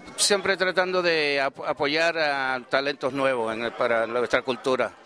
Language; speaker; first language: Spanish; early bilingual, heritage; Spanish